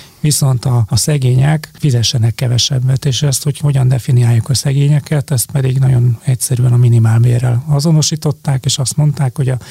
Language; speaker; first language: Hungarian; native; Hungarian